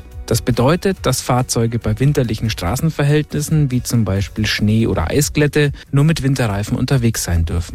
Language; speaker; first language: German; native; German